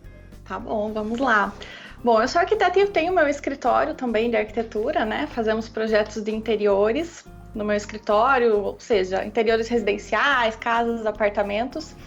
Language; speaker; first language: Portuguese; native; Portuguese